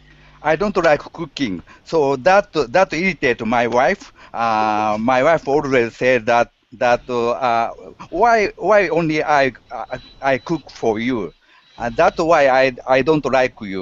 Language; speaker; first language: English; non-native, learner; Japanese